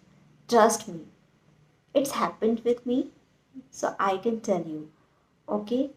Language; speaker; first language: English; non-native, learner; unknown